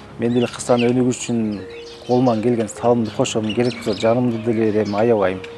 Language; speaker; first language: Kyrgyz; non-native, local second language; Uzbek